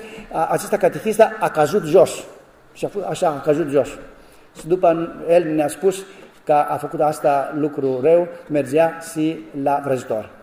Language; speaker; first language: Romanian; non-native, learner; Greek